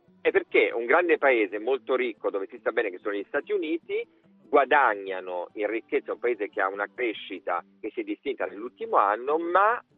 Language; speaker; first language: Italian; native; Italian